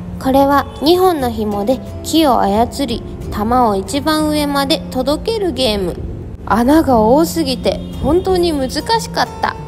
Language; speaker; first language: Japanese; native; Japanese